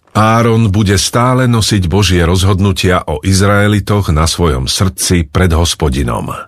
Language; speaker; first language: Slovak; native; Slovak